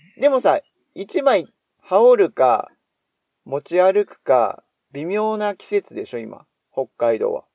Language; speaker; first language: Japanese; native; Japanese